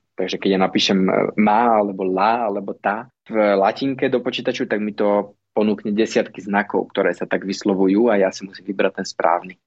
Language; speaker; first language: Slovak; native; Slovak